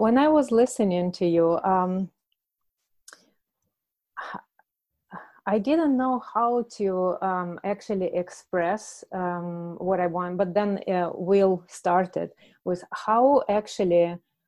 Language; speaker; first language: English; non-native, fluent; Russian